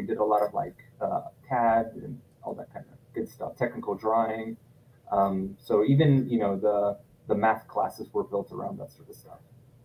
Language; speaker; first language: English; non-native, fluent; Italian